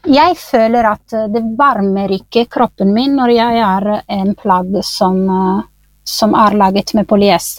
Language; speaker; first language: Norwegian; non-native, fluent; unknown